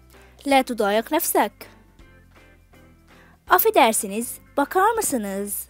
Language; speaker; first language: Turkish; non-native, fluent; Arabic